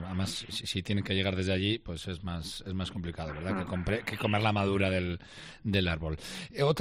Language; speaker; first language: Spanish; native; Spanish